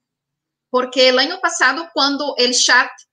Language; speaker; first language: Spanish; non-native, fluent; Portuguese